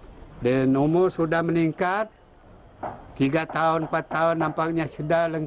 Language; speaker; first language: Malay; non-native, local second language; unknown